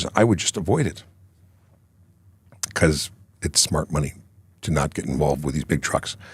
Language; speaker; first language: English; native; English